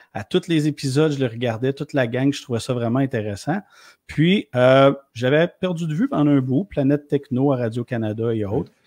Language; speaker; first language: French; native; French